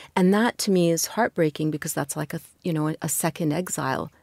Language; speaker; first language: English; non-native, fluent; Arabic